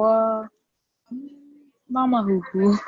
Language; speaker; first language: Chinese; non-native, learner; English